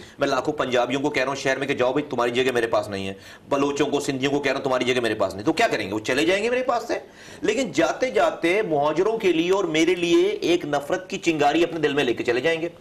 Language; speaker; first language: Urdu; native; Urdu